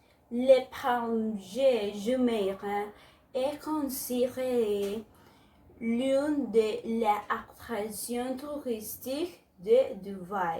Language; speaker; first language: French; non-native, learner; Spanish